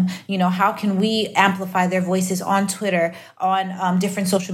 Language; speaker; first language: English; native; English